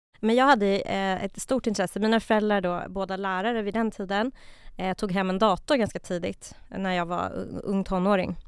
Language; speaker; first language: Swedish; early bilingual, other home language; Kurdish